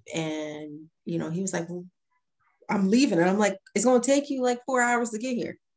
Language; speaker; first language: English; native; English